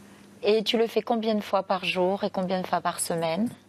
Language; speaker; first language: French; native; French